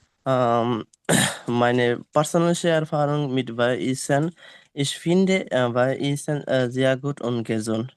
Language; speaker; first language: German; non-native, learner; Bangla